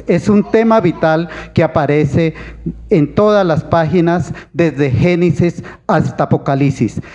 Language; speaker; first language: Spanish; native; Spanish